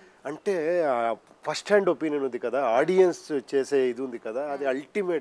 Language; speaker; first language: Telugu; non-native, local second language; Kannada